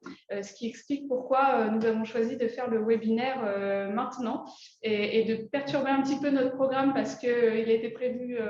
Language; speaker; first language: French; native; French